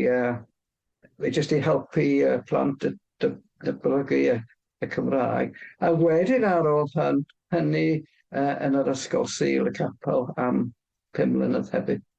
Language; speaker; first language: Welsh; non-native, fluent; English